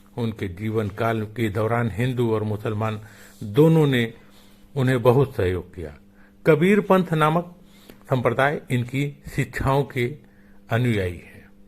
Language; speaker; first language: Hindi; native; Hindi